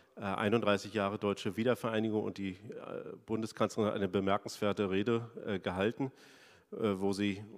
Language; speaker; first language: German; native; German